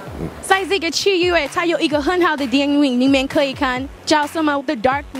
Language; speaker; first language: Chinese; non-native, learner; English